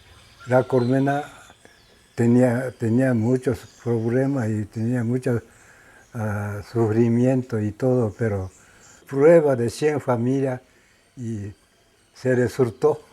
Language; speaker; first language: Spanish; non-native, learner; Japanese